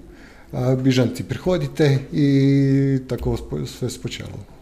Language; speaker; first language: Ukrainian; non-native, learner; Croatian